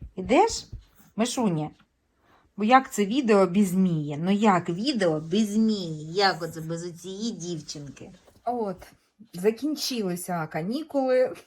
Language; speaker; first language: Ukrainian; native; Ukrainian